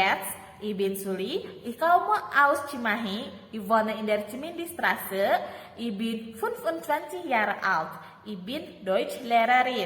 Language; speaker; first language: German; non-native, fluent; Indonesian